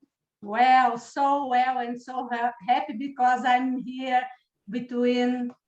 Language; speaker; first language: English; non-native, learner; Portuguese